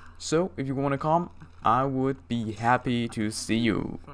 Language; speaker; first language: English; non-native, fluent; German